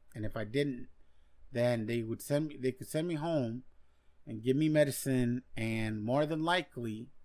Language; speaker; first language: English; non-native, fluent; Spanish